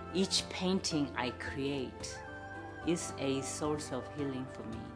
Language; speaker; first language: English; non-native, fluent; Korean